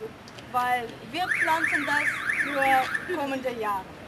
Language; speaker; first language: German; non-native, fluent; Russian